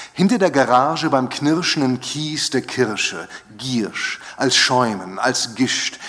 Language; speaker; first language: German; native; German